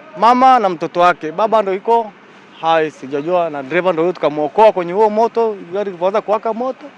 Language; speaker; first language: Swahili; native; Swahili